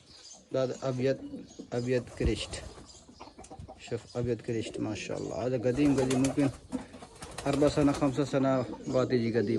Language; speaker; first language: Arabic; non-native, learner; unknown